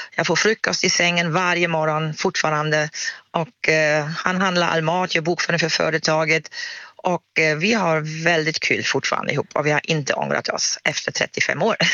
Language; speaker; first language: Swedish; non-native, fluent; German